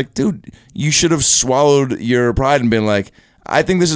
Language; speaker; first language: English; native; English